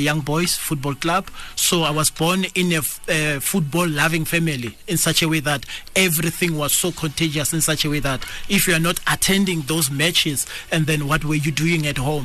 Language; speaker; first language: English; non-native, local second language; Tsonga